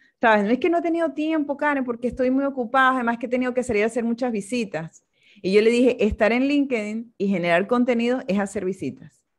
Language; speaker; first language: Spanish; native; Spanish